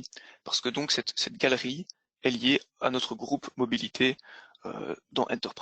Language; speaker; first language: French; native; French